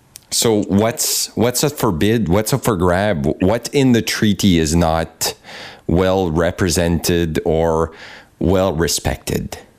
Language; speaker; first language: English; non-native, local second language; French